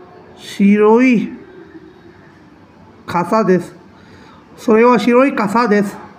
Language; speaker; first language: Japanese; non-native, learner; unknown